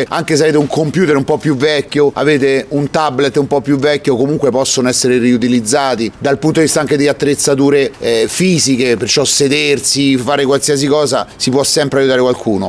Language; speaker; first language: Italian; native; Italian